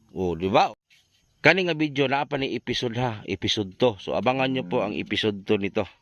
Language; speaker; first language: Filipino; non-native, local second language; Cebuano